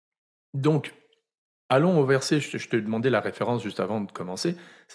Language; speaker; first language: French; native; French